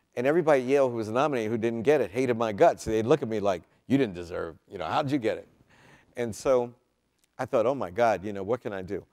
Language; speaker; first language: English; native; English